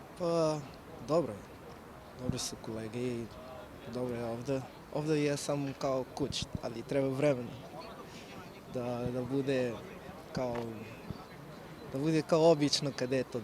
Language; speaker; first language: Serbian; non-native, learner; Portuguese